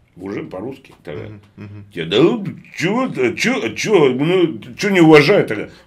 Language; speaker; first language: Russian; native; Russian